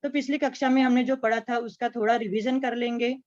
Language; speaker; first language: Hindi; non-native, local second language; Marathi